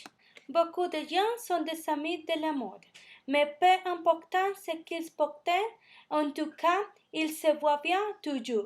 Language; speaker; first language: French; non-native, learner; Spanish